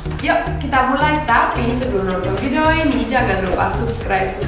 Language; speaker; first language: Indonesian; non-native, learner; Romanian